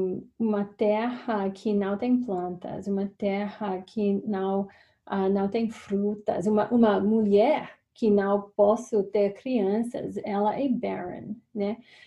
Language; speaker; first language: Portuguese; non-native, fluent; English